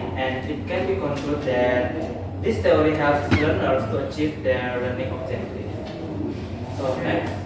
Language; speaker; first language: English; non-native, learner; Indonesian